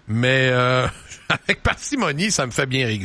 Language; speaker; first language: French; native; French